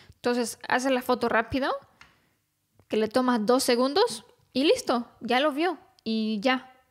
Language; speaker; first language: Spanish; non-native, fluent; Romanian